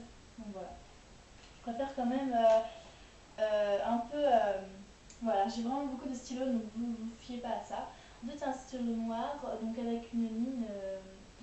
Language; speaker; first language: French; native; French